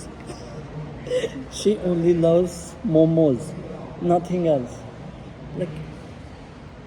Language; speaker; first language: English; non-native, learner; Hindi